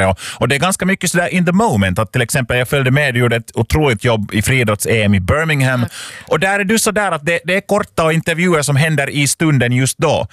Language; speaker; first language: Swedish; native; Swedish